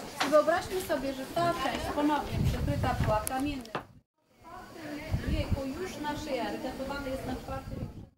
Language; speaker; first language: Polish; native; Polish